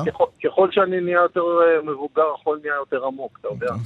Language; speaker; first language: Hebrew; native; Hebrew